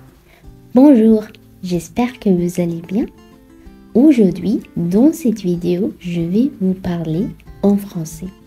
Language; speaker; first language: French; non-native, fluent; Sinhala